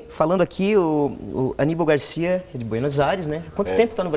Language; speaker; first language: Portuguese; native; Portuguese